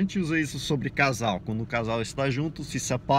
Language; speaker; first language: Portuguese; non-native, fluent; English